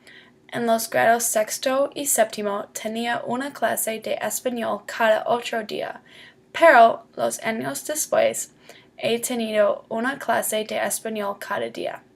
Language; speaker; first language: Spanish; non-native, learner; English